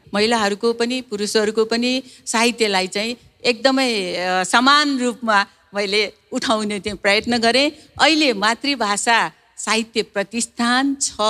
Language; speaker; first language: Nepali; non-native, local second language; Newari